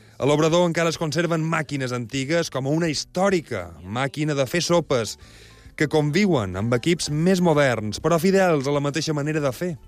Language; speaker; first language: Catalan; native; Catalan